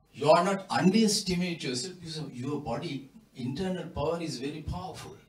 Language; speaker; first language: English; non-native, local second language; Sinhala